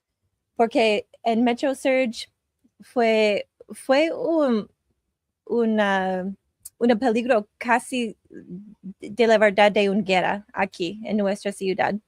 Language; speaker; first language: Spanish; non-native, learner; English